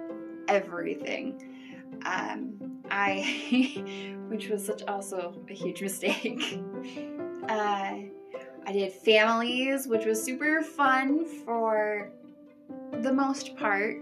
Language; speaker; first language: English; native; English